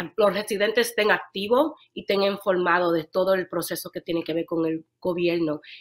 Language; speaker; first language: Spanish; early bilingual, heritage; Spanish